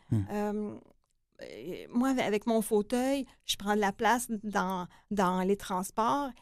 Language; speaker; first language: French; native; French